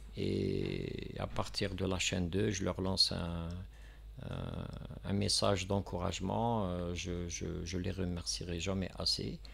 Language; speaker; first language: French; non-native, local second language; Kabyle